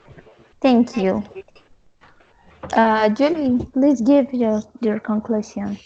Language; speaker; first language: English; non-native, learner; Spanish